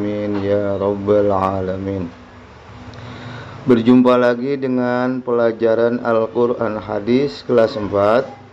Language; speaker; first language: Indonesian; native; Indonesian